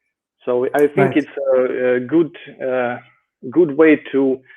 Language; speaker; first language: English; non-native, fluent; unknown